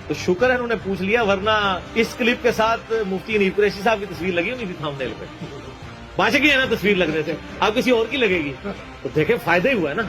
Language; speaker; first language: Urdu; non-native, local second language; Punjabi